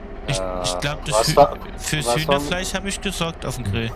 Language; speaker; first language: German; native; German